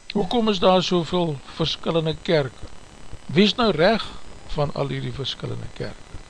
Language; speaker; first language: Afrikaans; native; Afrikaans